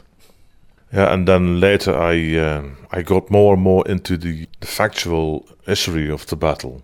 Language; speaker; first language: English; non-native, fluent; Dutch